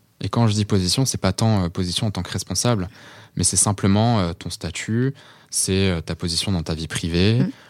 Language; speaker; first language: French; early bilingual, other home language; Portuguese